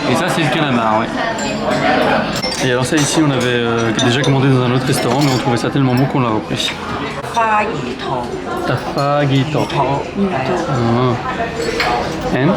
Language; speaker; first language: French; native; French